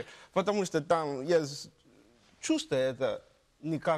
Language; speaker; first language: Russian; non-native, learner; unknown